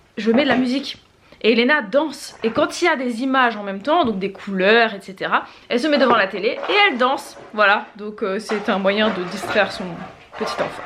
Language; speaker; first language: French; native; French